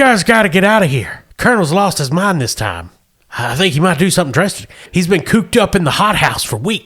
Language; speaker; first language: English; native; English